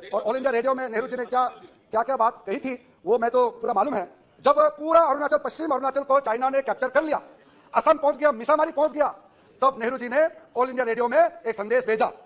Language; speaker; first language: Hindi; non-native, local second language; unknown